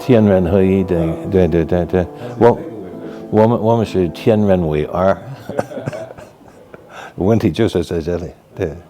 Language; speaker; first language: Chinese; non-native, fluent; English